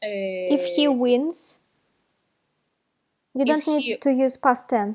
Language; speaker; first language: English; non-native, fluent; Russian